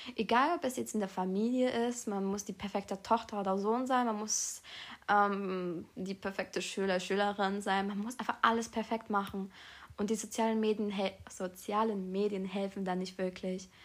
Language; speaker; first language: German; early bilingual, other home language; Polish